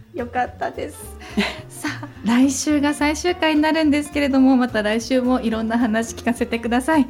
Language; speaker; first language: Japanese; native; Japanese